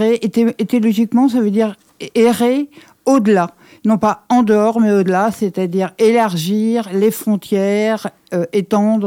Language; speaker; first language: French; native; French